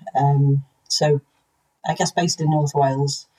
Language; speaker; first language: English; native; English